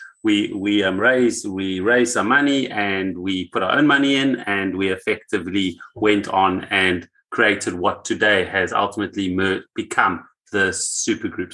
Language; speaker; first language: English; native; English